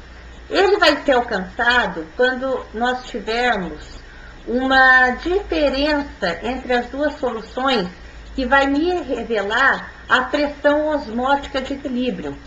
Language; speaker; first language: Portuguese; native; Portuguese